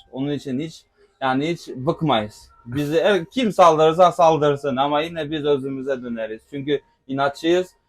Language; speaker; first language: Turkish; non-native, local second language; Albanian